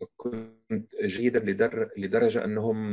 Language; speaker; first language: Arabic; non-native, fluent; German